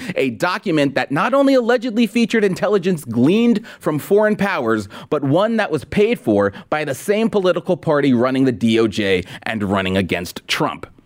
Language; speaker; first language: English; native; English